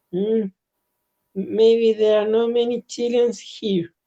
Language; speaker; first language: English; non-native, learner; Spanish